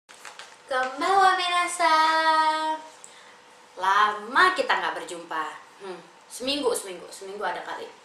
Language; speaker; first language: Indonesian; native; Indonesian